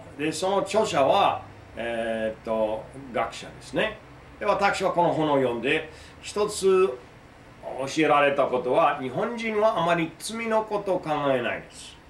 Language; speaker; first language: Japanese; non-native, fluent; English